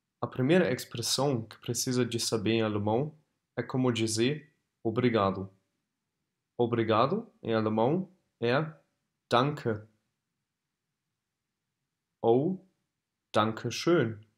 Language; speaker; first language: Portuguese; non-native, fluent; German